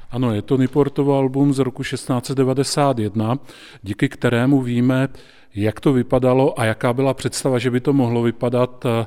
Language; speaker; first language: Czech; native; Czech